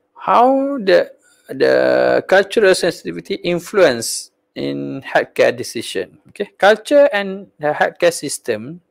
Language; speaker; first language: English; non-native, local second language; Malay